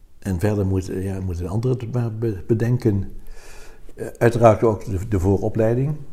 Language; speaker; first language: Dutch; native; Dutch